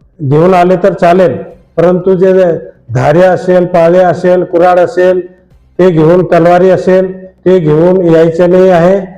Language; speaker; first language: Marathi; non-native, local second language; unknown